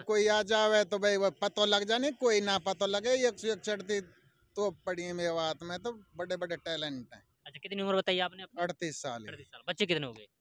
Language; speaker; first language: Hindi; native; Hindi